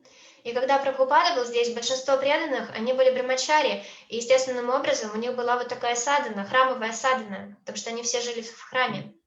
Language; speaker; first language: Russian; native; Russian